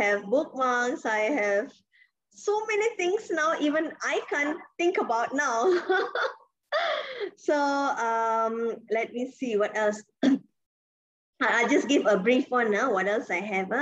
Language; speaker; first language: English; non-native, local second language; Tamil